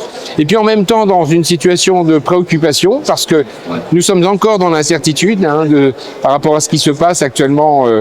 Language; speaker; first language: French; native; French